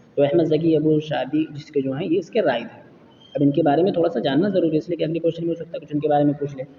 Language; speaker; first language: Urdu; native; Urdu